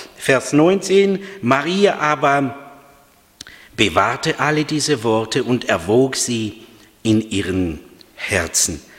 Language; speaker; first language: German; non-native, fluent; Russian